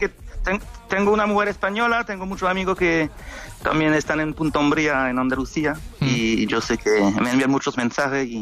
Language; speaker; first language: Spanish; non-native, fluent; French